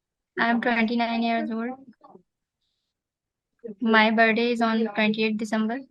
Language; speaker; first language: English; non-native, learner; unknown